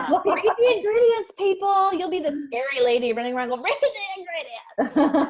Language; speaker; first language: English; native; English